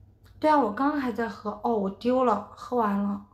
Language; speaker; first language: Chinese; native; Chinese